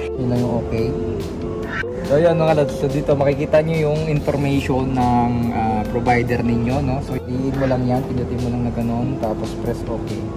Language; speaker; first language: Filipino; native; Filipino